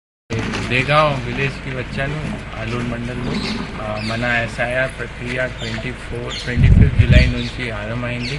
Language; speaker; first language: Telugu; non-native, learner; Hindi